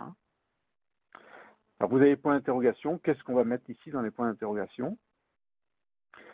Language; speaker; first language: French; native; French